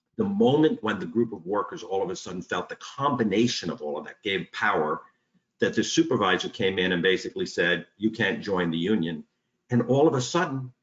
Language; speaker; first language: English; native; English